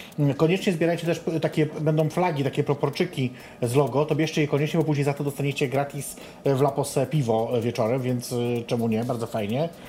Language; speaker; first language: Polish; native; Polish